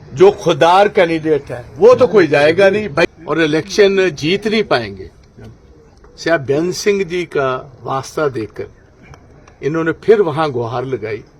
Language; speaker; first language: Urdu; non-native, local second language; Punjabi